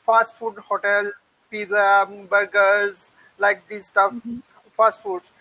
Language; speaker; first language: English; non-native, learner; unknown